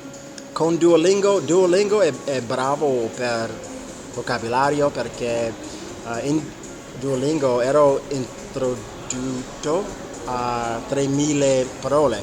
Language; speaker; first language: Italian; non-native, learner; English